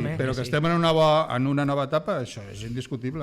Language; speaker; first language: Catalan; native; Catalan